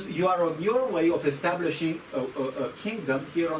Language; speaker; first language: English; non-native, fluent; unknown